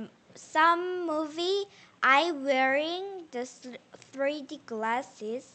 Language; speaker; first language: English; non-native, learner; Korean